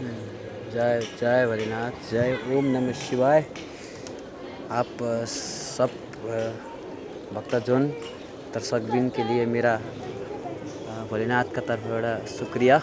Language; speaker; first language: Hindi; non-native, learner; Nepali